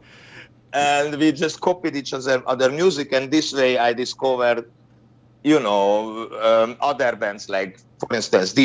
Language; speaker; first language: English; non-native, fluent; Hungarian